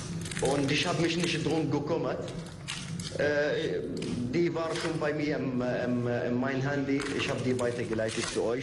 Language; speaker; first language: German; non-native, fluent; Turkish